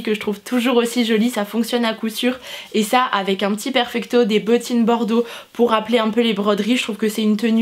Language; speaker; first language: French; native; French